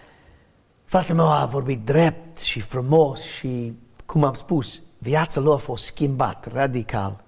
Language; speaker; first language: Romanian; non-native, learner; English